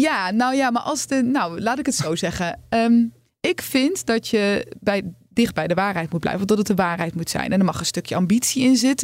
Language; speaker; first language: Dutch; native; Dutch